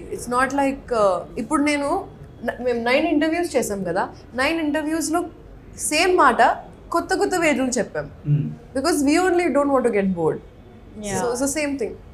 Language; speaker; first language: Telugu; non-native, local second language; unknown